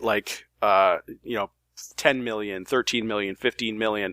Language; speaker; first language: English; native; English